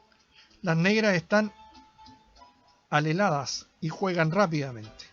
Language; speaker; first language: Spanish; native; Spanish